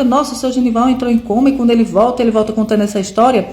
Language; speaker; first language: Portuguese; native; Portuguese